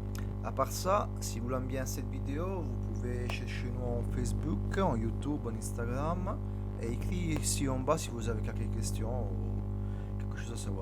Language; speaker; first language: French; non-native, learner; Italian